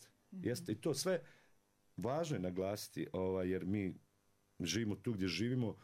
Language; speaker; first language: Serbian; native; Serbian